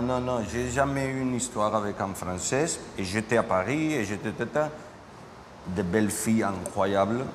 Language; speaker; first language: French; non-native, learner; Spanish